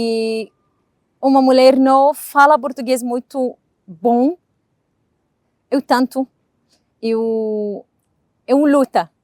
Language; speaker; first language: Portuguese; non-native, learner; Arabic